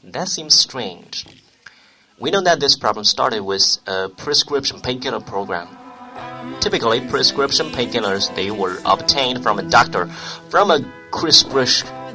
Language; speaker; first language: English; non-native, fluent; Chinese